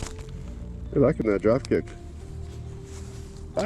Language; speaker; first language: English; native; English